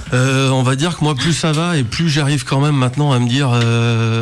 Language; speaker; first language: French; native; French